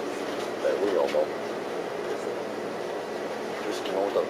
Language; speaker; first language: French; native; French